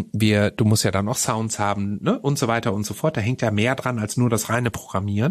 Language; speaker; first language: German; native; German